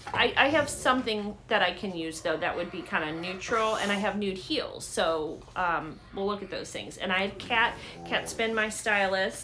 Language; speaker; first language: English; native; English